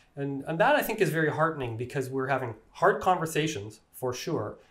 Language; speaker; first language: English; native; English